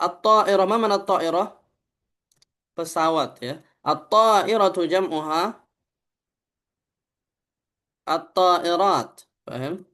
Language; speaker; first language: Arabic; non-native, fluent; Indonesian